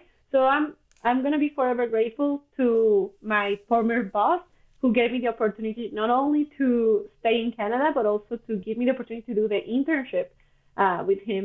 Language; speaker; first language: English; non-native, fluent; Spanish